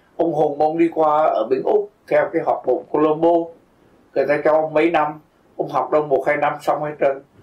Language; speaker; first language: Vietnamese; native; Vietnamese